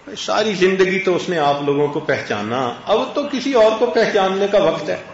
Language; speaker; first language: Urdu; native; Urdu